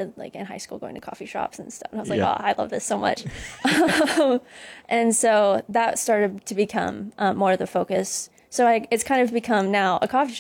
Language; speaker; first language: English; native; English